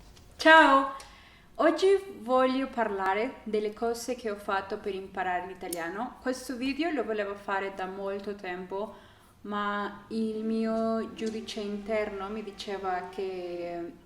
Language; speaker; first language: Italian; non-native, learner; Spanish